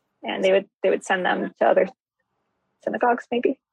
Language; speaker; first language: English; native; English